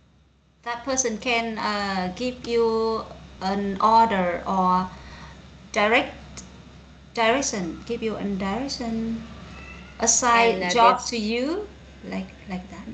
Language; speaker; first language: English; non-native, learner; Vietnamese